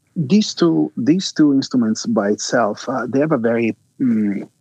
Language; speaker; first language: English; non-native, fluent; Italian